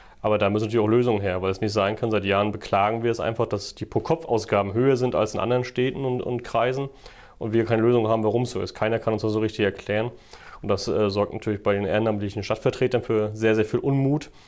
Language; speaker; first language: German; native; German